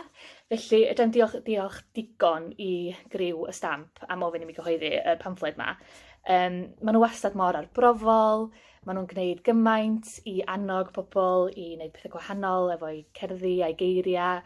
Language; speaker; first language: Welsh; native; Welsh